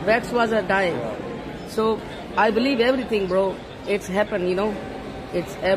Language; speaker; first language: English; non-native, learner; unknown